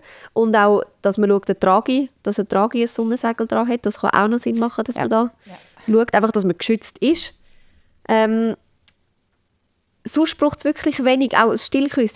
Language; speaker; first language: German; native; German